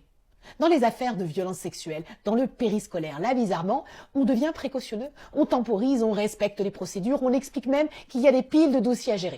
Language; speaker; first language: French; native; French